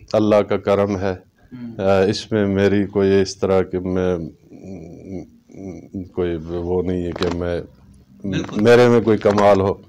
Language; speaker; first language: Urdu; non-native, local second language; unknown